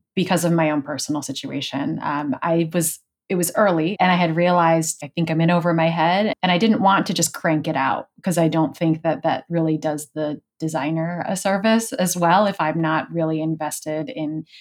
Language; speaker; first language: English; native; English